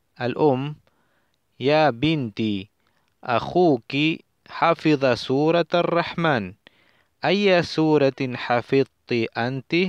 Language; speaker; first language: Arabic; non-native, fluent; Spanish